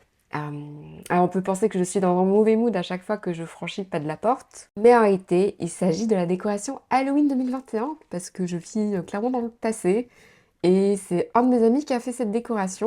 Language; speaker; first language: French; native; French